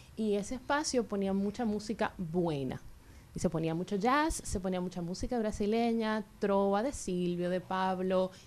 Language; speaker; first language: Spanish; native; Spanish